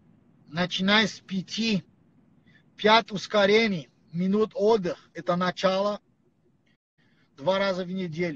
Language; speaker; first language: Russian; non-native, learner; Portuguese